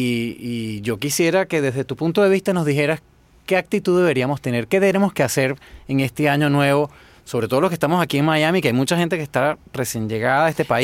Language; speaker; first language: Spanish; native; Spanish